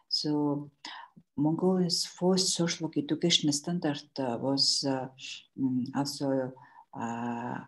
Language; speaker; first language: English; non-native, learner; Mongolian